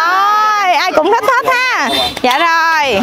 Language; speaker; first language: Vietnamese; native; Vietnamese